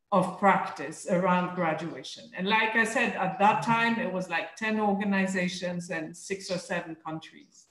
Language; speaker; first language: English; non-native, fluent; French